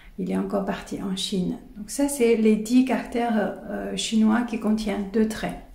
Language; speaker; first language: French; non-native, fluent; Chinese